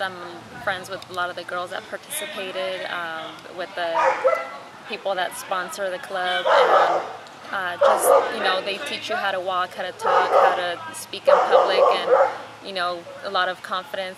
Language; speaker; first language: English; early bilingual, other home language; Spanish